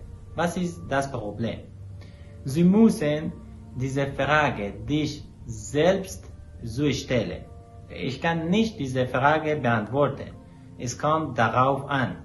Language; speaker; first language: German; non-native, learner; Persian